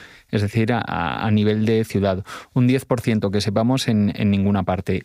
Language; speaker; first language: Spanish; native; Spanish